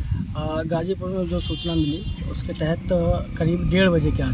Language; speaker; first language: Hindi; native; Hindi